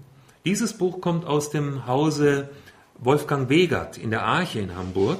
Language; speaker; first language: German; native; German